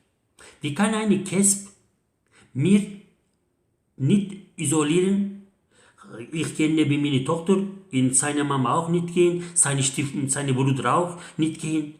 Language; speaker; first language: German; non-native, learner; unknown